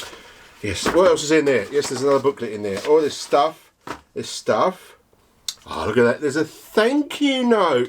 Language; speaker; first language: English; native; English